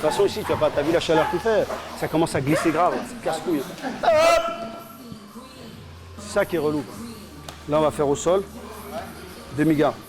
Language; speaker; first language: French; native; French